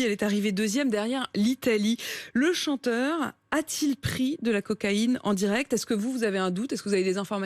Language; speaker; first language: French; native; French